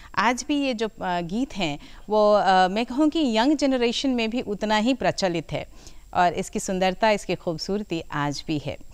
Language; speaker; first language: Hindi; native; Hindi